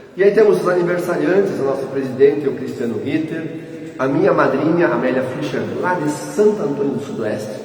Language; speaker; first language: Portuguese; native; Portuguese